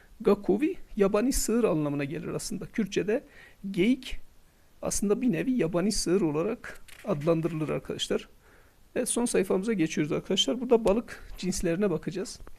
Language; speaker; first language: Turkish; non-native, local second language; Kurdish